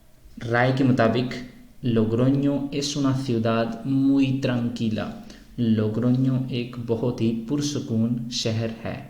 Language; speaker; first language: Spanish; non-native, fluent; Urdu